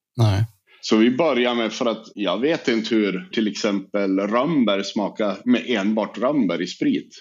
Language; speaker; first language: Swedish; native; Swedish